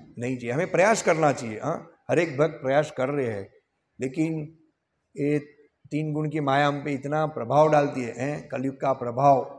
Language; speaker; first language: Hindi; non-native, local second language; Gujarati